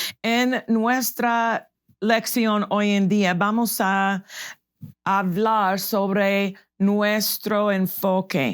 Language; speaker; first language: Spanish; non-native, fluent; English